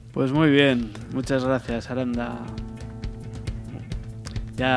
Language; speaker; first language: Spanish; native; Spanish